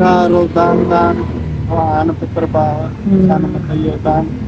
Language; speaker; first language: Filipino; non-native, learner; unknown